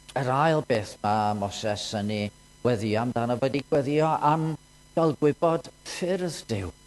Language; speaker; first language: Welsh; native; Welsh